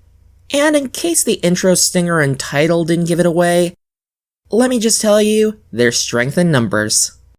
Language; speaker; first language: English; native; English